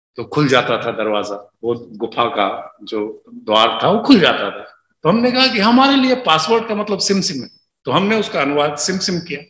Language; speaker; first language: Hindi; non-native, local second language; Magahi